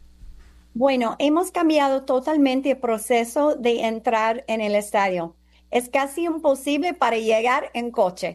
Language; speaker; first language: Spanish; non-native, fluent; English